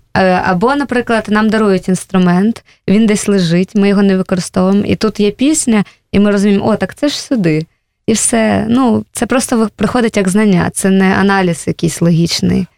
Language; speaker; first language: Ukrainian; native; Ukrainian